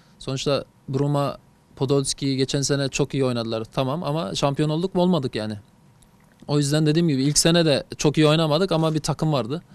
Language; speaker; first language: Turkish; early bilingual, heritage; Turkish